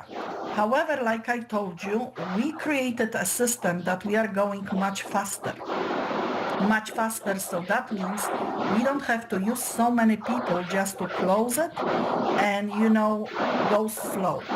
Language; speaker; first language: English; non-native, fluent; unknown